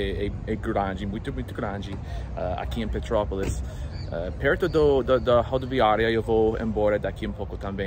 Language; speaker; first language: Portuguese; non-native, learner; English